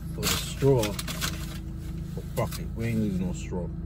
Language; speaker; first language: English; native; English